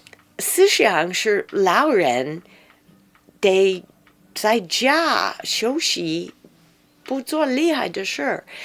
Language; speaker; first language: Chinese; non-native, fluent; English